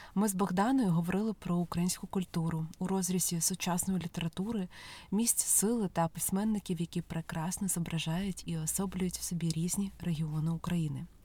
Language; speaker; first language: Ukrainian; native; Ukrainian